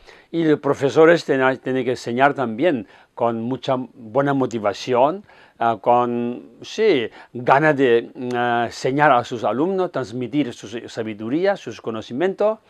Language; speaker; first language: Spanish; non-native, fluent; Tibetan